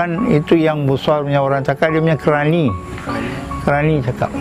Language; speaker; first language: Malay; non-native, local second language; Tamil